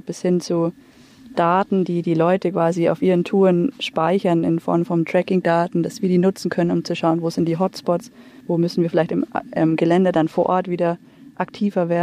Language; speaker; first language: German; native; German